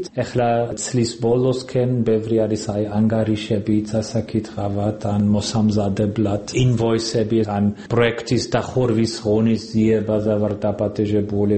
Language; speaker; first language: Georgian; non-native, fluent; German